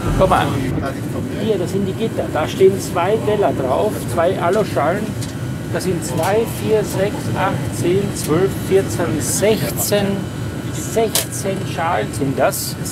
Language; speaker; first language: German; native; German